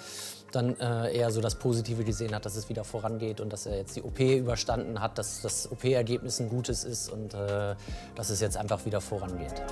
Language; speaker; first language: German; native; German